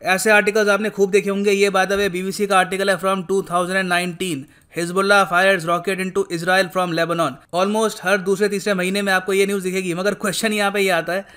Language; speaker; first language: Hindi; native; Hindi